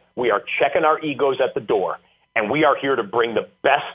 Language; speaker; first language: English; native; English